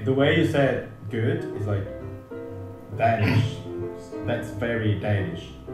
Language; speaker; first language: English; non-native, fluent; Indonesian